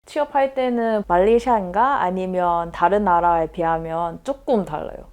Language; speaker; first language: Korean; non-native, fluent; Malay